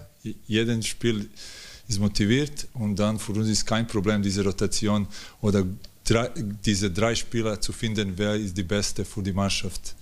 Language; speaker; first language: German; non-native, learner; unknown